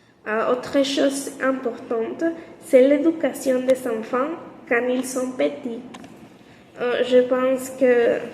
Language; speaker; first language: French; non-native, learner; Spanish